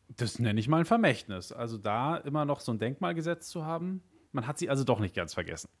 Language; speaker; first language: German; native; German